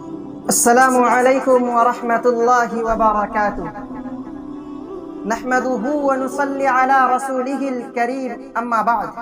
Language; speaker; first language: Arabic; non-native, fluent; Urdu